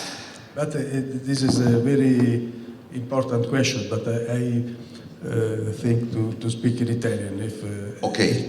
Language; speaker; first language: English; non-native, fluent; Italian